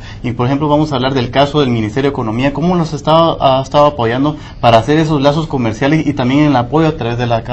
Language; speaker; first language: Spanish; native; Spanish